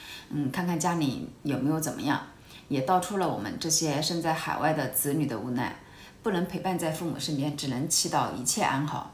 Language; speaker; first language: Chinese; native; Chinese